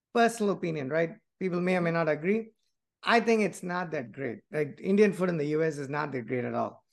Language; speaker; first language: English; non-native, local second language; Tamil